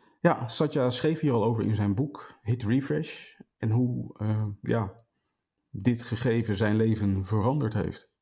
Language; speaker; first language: Dutch; native; Dutch